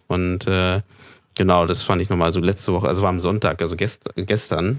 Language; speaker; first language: German; native; German